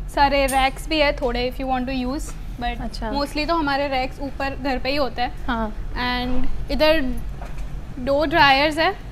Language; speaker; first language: Hindi; non-native, local second language; Gujarati